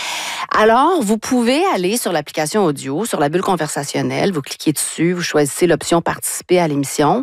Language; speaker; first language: French; native; French